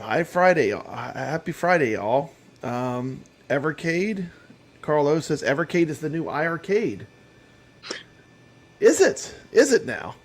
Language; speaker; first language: English; native; English